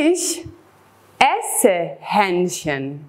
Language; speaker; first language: German; non-native, fluent; Serbian